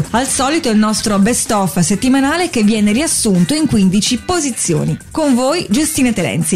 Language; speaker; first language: Italian; native; Italian